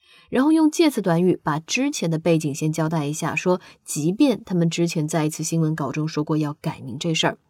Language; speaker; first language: Chinese; native; Chinese